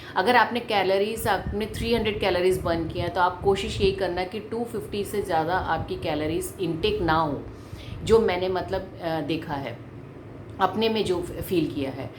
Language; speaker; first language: Hindi; non-native, local second language; Malayalam